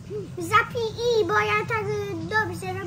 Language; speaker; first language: Polish; early bilingual, other home language; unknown